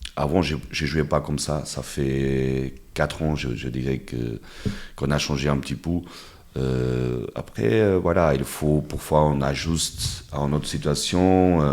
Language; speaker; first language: French; non-native, fluent; Portuguese